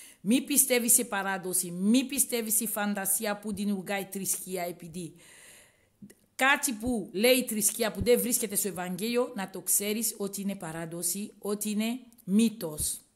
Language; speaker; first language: Greek; non-native, learner; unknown